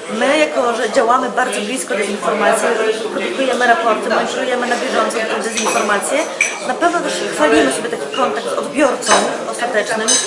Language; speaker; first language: Polish; native; Polish